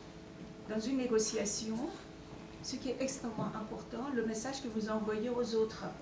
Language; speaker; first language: French; non-native, fluent; Persian